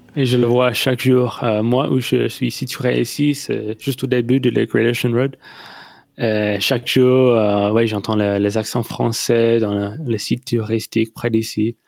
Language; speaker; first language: French; non-native, learner; English